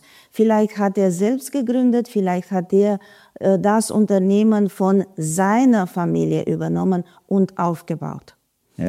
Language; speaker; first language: German; non-native, fluent; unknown